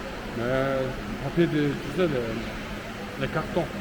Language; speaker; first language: French; non-native, learner; Mongolian